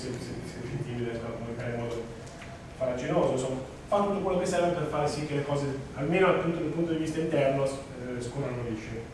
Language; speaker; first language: Italian; native; Italian